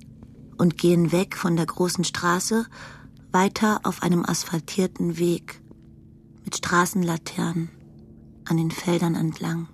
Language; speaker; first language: German; native; German